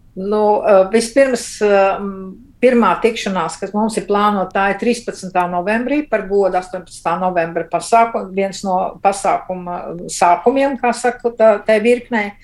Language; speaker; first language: Latvian; early bilingual, heritage; Latvian